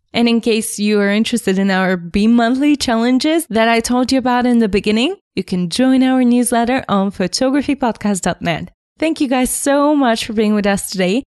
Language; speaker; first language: English; non-native, fluent; Bulgarian